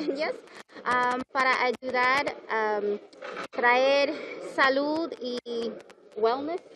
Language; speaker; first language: Spanish; non-native, learner; English